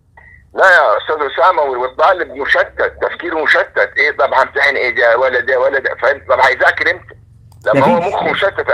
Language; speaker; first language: Arabic; native; Arabic